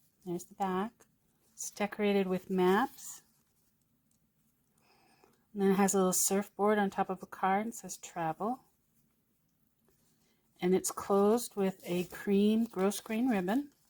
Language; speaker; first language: English; native; English